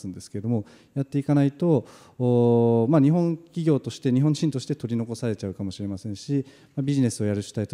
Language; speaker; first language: Japanese; native; Japanese